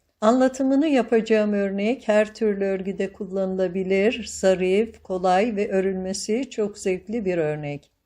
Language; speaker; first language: Turkish; native; Turkish